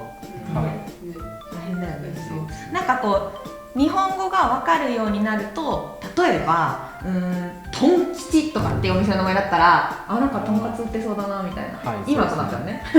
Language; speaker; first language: Japanese; native; Japanese